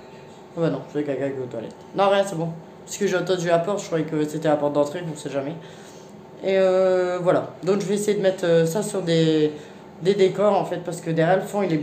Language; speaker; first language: French; native; French